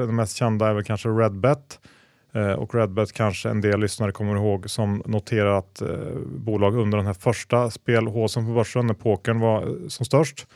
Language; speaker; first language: Swedish; native; Swedish